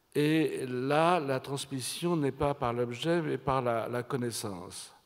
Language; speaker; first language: French; native; French